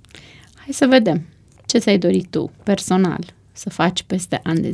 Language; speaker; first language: Romanian; native; Romanian